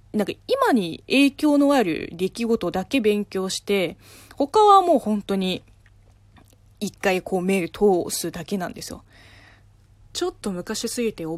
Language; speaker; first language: Japanese; non-native, fluent; Chinese